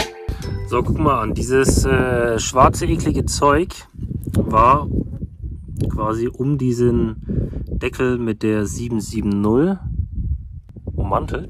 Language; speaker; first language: German; native; German